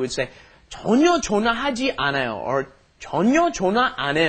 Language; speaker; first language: Korean; non-native, learner; English